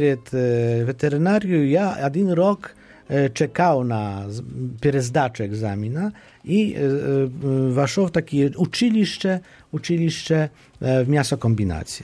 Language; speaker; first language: Polish; non-native, fluent; Ukrainian